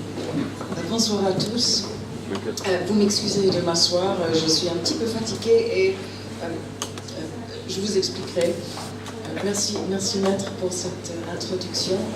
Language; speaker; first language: French; non-native, fluent; English